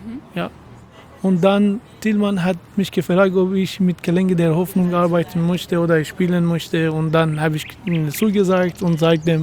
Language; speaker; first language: German; non-native, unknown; Persian